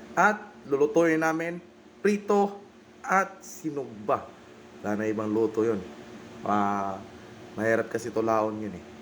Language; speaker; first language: Filipino; non-native, local second language; Bikol